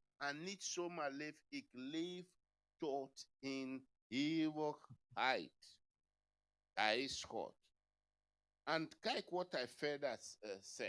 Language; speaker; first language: Dutch; non-native, fluent; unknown